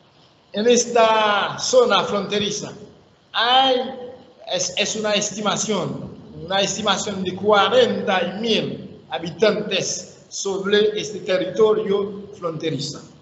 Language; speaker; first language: Spanish; non-native, learner; Haitian Creole